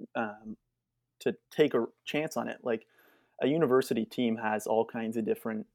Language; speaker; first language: English; native; English